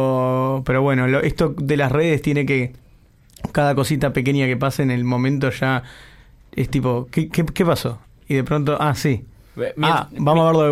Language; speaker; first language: Spanish; native; Spanish